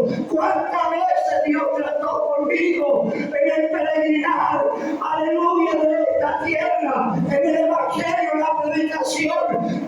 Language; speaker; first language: Spanish; native; Spanish